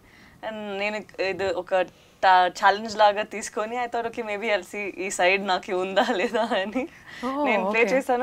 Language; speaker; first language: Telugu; non-native, learner; Tamil